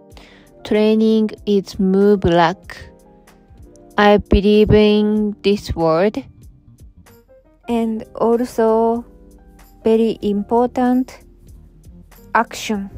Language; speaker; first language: English; non-native, learner; Japanese